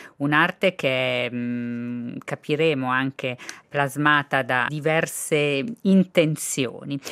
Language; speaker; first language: Italian; native; Italian